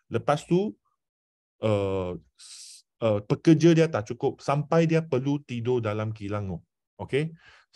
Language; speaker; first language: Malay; non-native, local second language; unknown